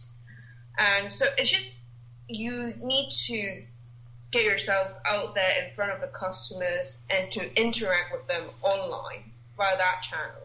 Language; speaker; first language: English; non-native, local second language; Cantonese